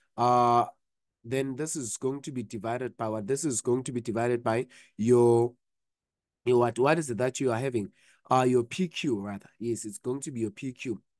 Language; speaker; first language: English; non-native, local second language; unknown